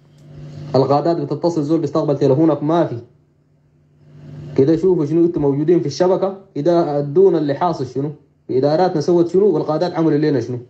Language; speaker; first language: Arabic; native; Arabic